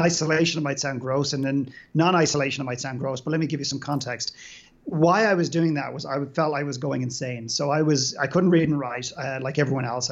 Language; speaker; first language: English; native; English